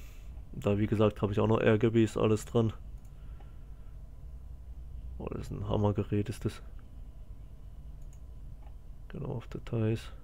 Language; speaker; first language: German; native; German